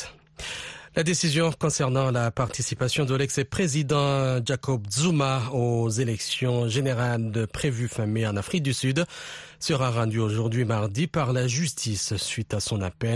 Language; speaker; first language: French; non-native, local second language; Rundi